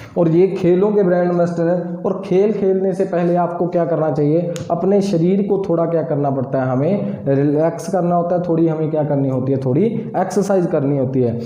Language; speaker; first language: Hindi; native; Hindi